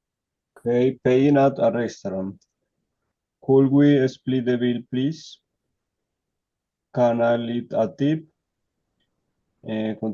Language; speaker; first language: English; non-native, learner; Spanish